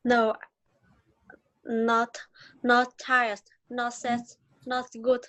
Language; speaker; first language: English; non-native, learner; Vietnamese